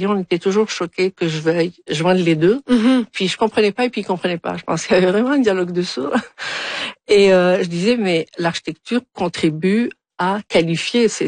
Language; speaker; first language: French; non-native, local second language; Arabic